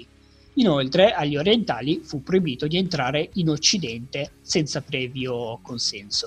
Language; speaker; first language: Italian; native; Italian